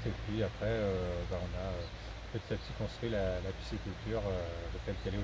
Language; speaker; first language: French; native; French